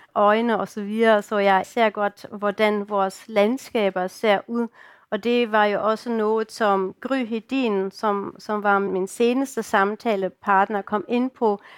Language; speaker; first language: Danish; non-native, fluent; German